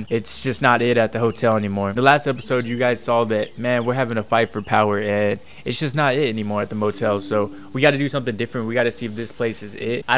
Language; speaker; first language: English; native; English